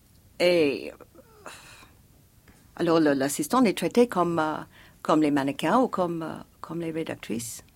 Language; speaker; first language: French; non-native, fluent; English